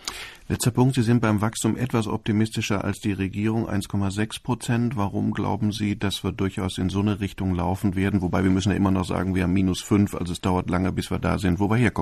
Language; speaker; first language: German; native; German